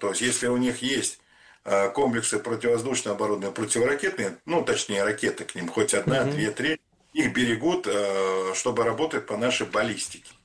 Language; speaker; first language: Russian; native; Russian